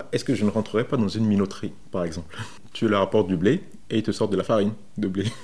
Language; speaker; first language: French; non-native, local second language; Fon